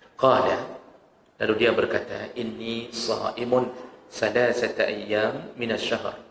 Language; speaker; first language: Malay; non-native, local second language; Achinese